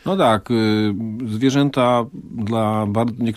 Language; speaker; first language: Polish; native; Polish